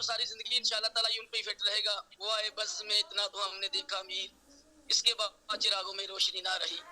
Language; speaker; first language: Urdu; non-native, local second language; Punjabi